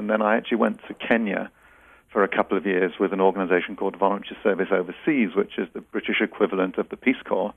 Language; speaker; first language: English; native; English